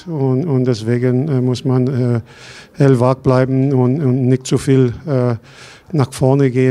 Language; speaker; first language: German; non-native, fluent; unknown